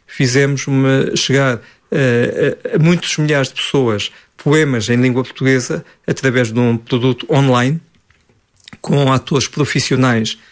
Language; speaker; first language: Portuguese; native; Portuguese